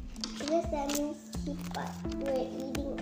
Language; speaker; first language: English; non-native, learner; Indonesian